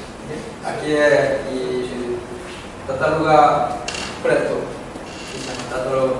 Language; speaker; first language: Portuguese; non-native, learner; Korean